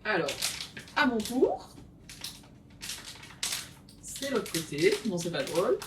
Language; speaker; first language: French; native; French